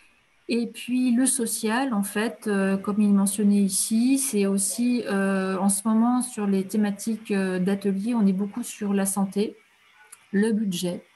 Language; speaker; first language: French; native; French